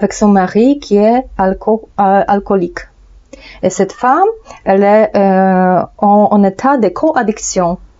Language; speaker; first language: French; non-native, fluent; Polish